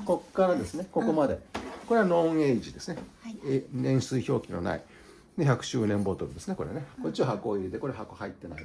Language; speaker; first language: Japanese; native; Japanese